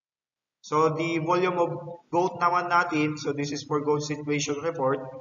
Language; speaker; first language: English; non-native, local second language; Filipino